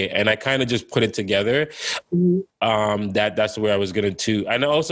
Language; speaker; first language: English; native; English